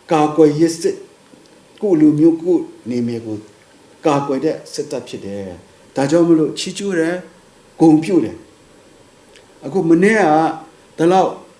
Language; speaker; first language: Burmese; non-native, local second language; Kachin